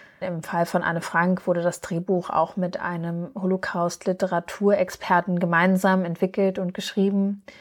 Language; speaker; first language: German; native; German